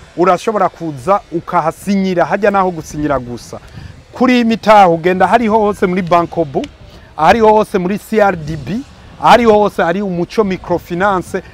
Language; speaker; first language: Rundi; early bilingual, heritage; Rundi